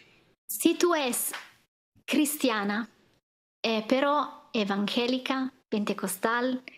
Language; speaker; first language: Spanish; non-native, fluent; Italian